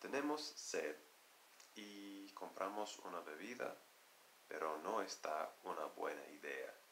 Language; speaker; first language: Spanish; non-native, learner; English